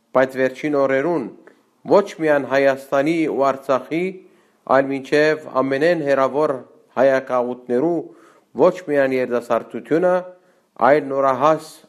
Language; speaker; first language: Armenian; native; Armenian